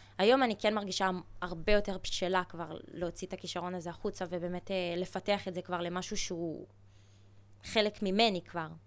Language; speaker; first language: Hebrew; early bilingual, other home language; Russian